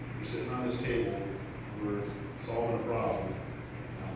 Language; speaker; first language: English; native; English